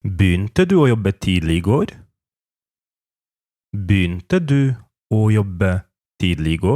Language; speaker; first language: Norwegian; non-native, fluent; Polish